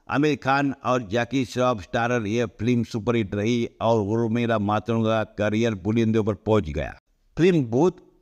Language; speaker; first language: Hindi; non-native, local second language; Marathi